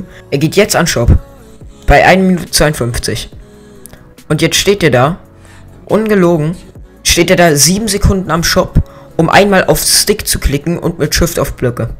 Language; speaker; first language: German; native; German